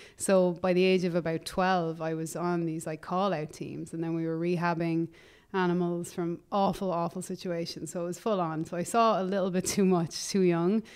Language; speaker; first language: English; native; English